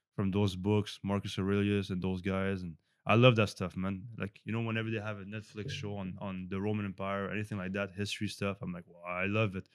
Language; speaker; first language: English; non-native, fluent; French